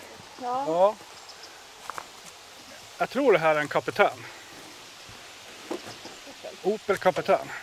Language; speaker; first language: Swedish; native; Swedish